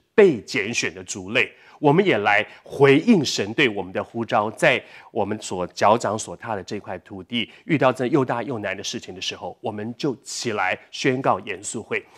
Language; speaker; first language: Chinese; native; Chinese